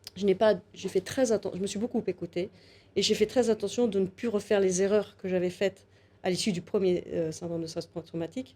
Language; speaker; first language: French; native; French